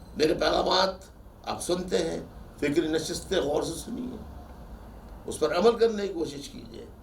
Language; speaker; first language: Urdu; native; Urdu